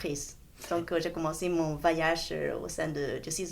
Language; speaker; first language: French; non-native, fluent; Chinese